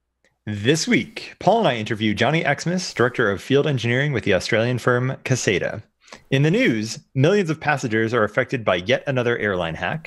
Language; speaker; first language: English; native; English